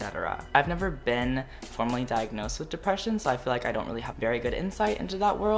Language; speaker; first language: English; native; English